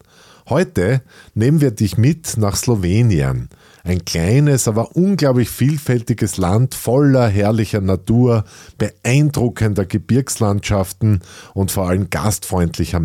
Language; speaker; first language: German; native; German